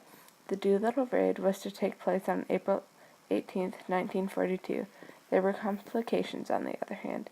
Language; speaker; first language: English; native; English